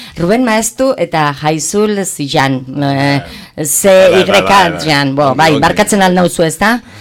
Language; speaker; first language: Basque; native; Basque